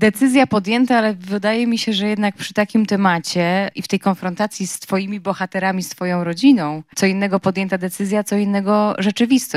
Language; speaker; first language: Polish; native; Polish